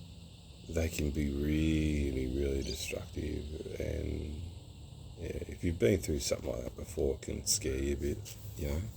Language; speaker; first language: English; native; English